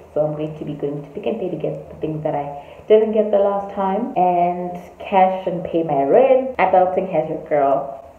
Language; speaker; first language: English; non-native, local second language; Tswana